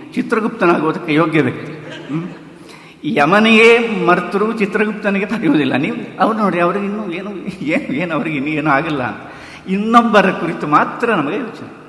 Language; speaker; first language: Kannada; non-native, local second language; Tulu